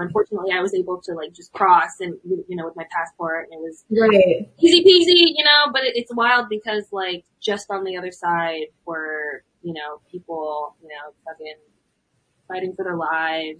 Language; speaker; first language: English; native; English